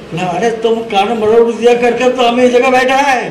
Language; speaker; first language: Hindi; non-native, local second language; Bangla